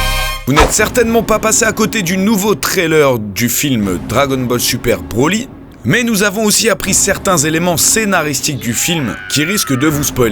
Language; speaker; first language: French; native; French